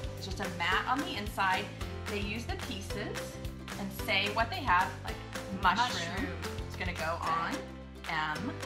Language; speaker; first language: English; native; English